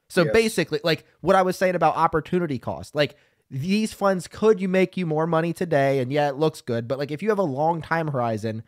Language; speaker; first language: English; native; English